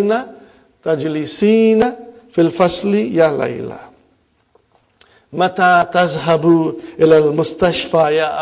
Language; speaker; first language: Arabic; non-native, fluent; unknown